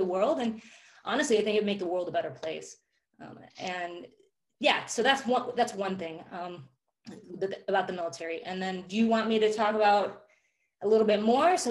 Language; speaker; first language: English; native; English